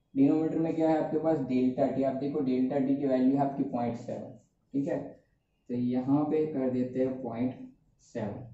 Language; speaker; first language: Hindi; non-native, local second language; Gujarati